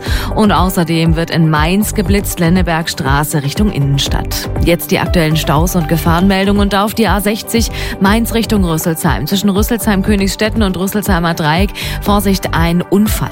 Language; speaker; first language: German; native; German